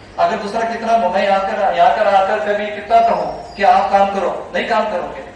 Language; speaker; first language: Hindi; non-native, local second language; Marathi